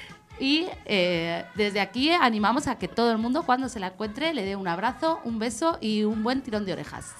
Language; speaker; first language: Spanish; native; Spanish